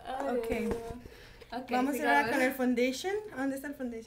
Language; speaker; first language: Spanish; early bilingual, heritage; Spanish